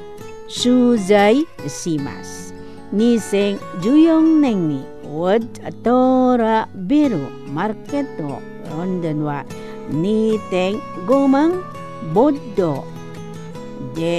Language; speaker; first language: Japanese; non-native, fluent; Indonesian